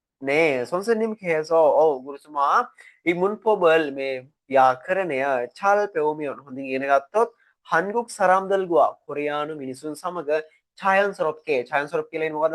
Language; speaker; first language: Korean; non-native, fluent; Sinhala